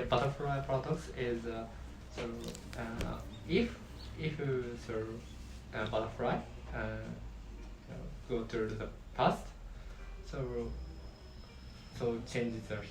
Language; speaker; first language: English; non-native, learner; Japanese